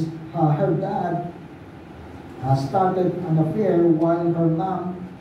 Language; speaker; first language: English; non-native, local second language; Filipino